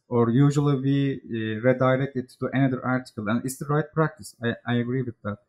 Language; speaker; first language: English; non-native, fluent; Turkish